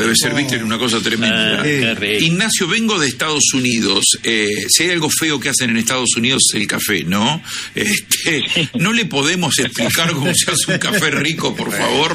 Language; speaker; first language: Spanish; native; Spanish